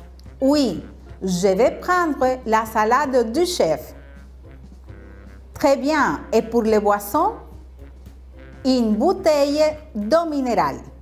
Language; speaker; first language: French; non-native, fluent; Spanish